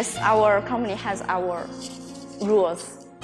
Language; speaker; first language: English; non-native, learner; Chinese